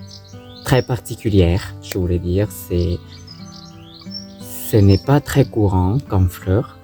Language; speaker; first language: French; non-native, fluent; Thai